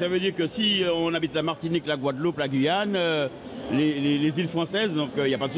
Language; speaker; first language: French; native; French